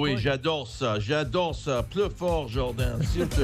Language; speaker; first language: French; non-native, learner; English